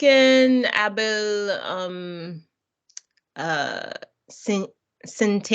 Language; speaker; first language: Arabic; non-native, learner; English